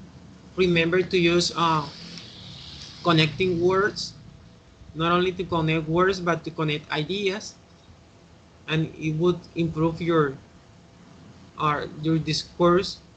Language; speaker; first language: English; non-native, fluent; Spanish